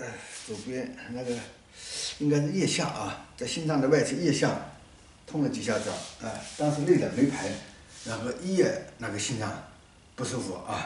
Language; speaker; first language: Chinese; native; Chinese